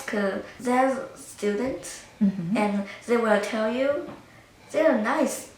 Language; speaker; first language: English; non-native, learner; Chinese